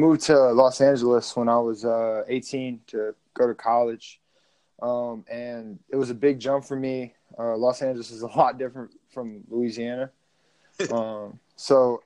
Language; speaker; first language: English; native; English